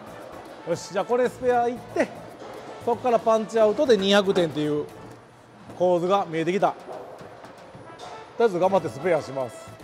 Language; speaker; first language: Japanese; native; Japanese